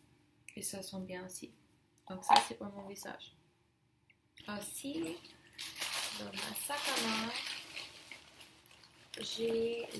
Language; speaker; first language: French; non-native, learner; English